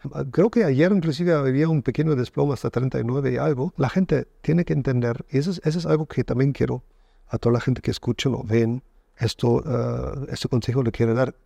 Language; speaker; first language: Spanish; non-native, fluent; German